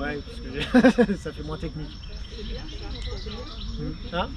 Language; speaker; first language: French; native; French